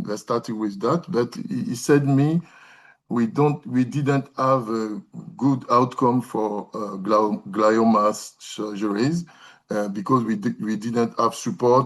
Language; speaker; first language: English; non-native, learner; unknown